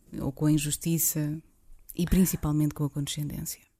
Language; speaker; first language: Portuguese; native; Portuguese